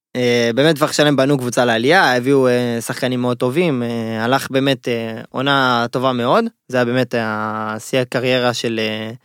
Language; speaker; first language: Hebrew; native; Hebrew